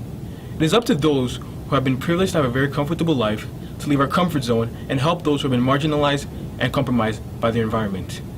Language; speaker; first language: English; early bilingual, other home language; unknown